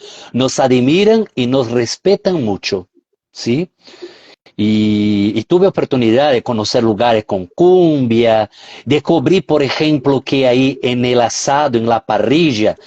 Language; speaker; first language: Spanish; non-native, fluent; Portuguese